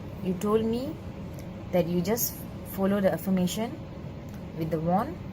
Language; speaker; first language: English; non-native, local second language; Tamil